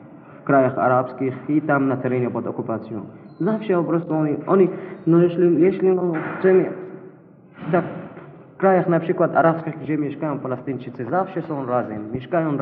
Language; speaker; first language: Polish; non-native, learner; Arabic